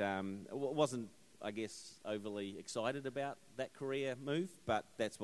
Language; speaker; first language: English; native; English